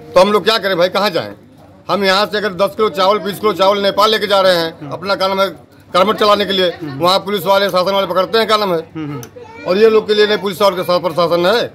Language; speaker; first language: Hindi; native; Hindi